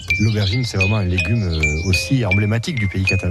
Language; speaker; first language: French; native; French